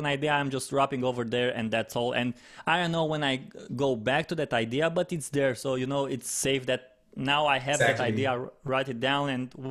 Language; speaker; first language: English; non-native, fluent; Romanian